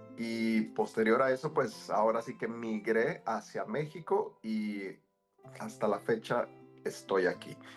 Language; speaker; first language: Spanish; early bilingual, heritage; Spanish